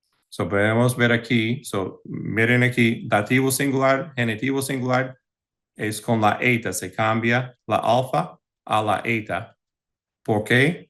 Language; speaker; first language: Spanish; early bilingual, heritage; English